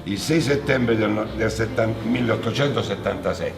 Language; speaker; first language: Italian; native; Italian